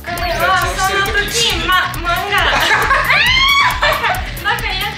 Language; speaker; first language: Japanese; early bilingual, other home language; Russian